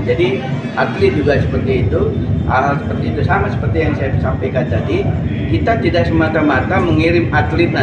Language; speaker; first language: Indonesian; native; Indonesian